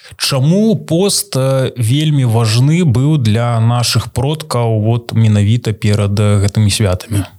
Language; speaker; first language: Belarusian; non-native, local second language; Russian